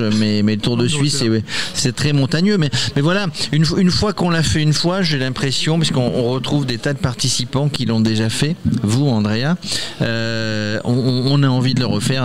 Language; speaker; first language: French; native; French